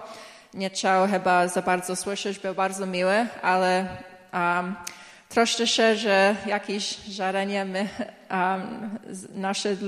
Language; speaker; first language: Polish; early bilingual, heritage; English